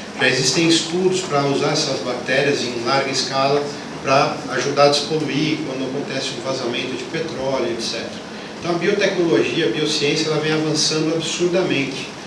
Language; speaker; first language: Portuguese; native; Portuguese